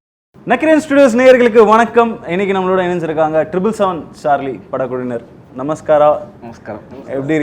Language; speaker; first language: Tamil; native; Tamil